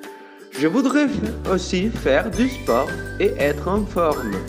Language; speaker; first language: French; non-native, fluent; Spanish